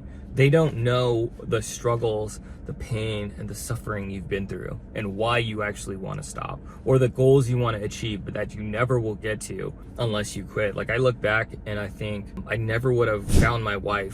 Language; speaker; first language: English; native; English